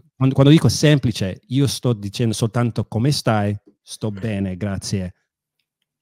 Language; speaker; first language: Italian; non-native, fluent; English